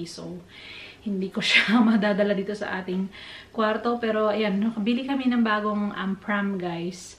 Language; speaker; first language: Filipino; native; Filipino